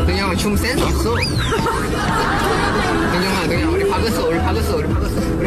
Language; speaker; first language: Korean; non-native, fluent; Thai